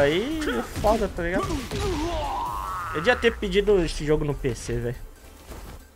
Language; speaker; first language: Portuguese; native; Portuguese